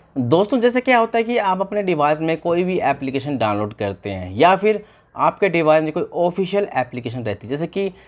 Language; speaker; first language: Hindi; native; Hindi